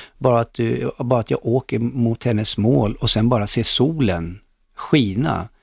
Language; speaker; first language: Swedish; early bilingual, other home language; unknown